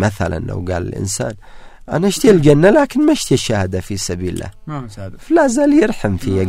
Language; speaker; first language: Arabic; native; Arabic